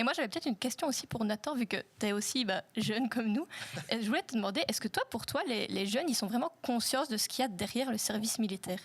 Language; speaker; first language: French; native; French